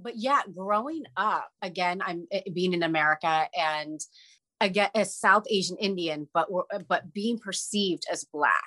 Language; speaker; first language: English; native; English